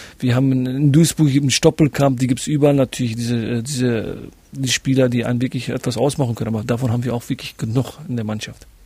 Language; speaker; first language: German; early bilingual, other home language; Kurdish